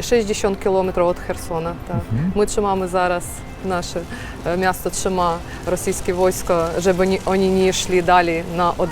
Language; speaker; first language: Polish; non-native, learner; Ukrainian